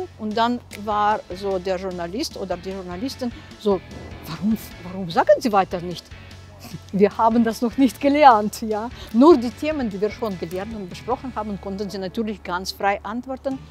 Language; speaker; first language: German; non-native, local second language; Russian